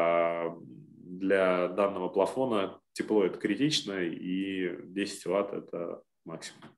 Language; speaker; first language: Russian; native; Russian